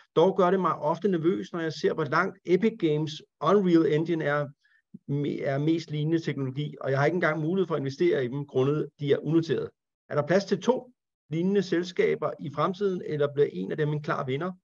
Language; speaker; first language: Danish; native; Danish